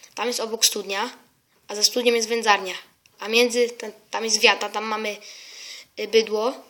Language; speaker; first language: Polish; native; Polish